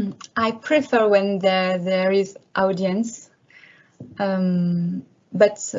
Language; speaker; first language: English; non-native, learner; French